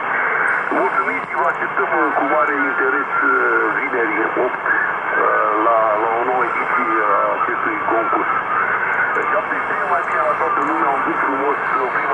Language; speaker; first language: Romanian; native; Romanian